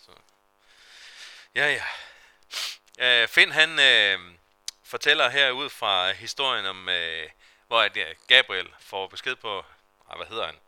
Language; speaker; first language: Danish; native; Danish